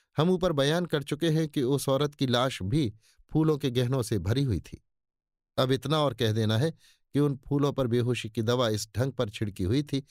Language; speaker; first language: Hindi; native; Hindi